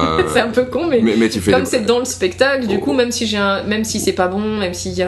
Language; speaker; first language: French; native; French